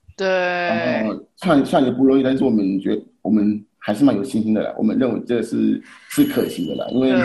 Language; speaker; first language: Chinese; non-native, fluent; Haitian Creole